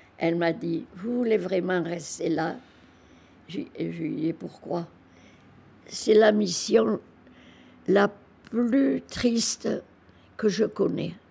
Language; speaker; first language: French; native; French